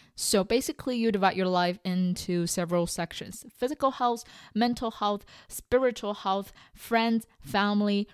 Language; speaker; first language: English; non-native, fluent; Chinese